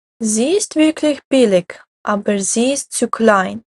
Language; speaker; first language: German; non-native, fluent; Ukrainian